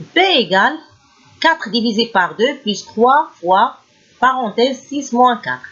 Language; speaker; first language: French; non-native, local second language; Arabic